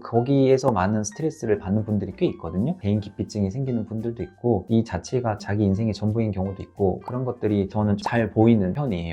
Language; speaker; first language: Korean; native; Korean